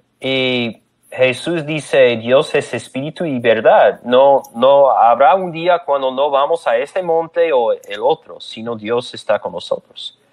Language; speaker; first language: Spanish; non-native, fluent; English